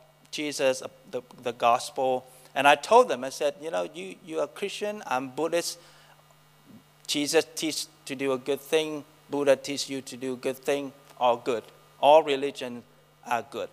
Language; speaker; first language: English; non-native, fluent; Vietnamese